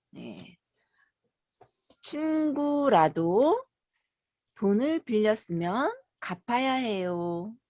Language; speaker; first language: Korean; native; Korean